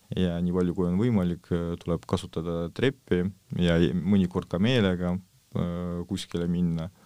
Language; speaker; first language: Estonian; non-native, local second language; Russian